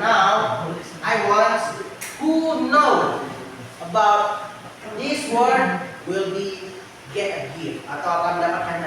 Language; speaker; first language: English; non-native, learner; Indonesian